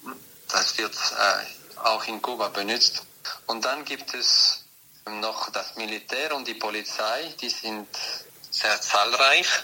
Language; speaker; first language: German; non-native, fluent; French